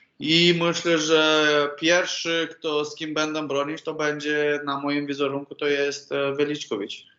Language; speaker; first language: Polish; non-native, learner; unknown